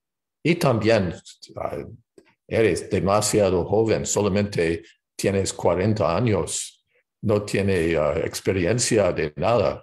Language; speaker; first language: Spanish; non-native, fluent; English